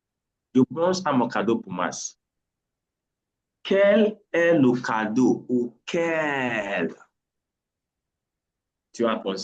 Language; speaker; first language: French; non-native, learner; English